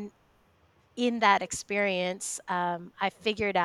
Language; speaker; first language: English; native; English